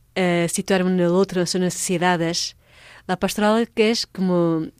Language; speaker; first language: Spanish; non-native, fluent; Portuguese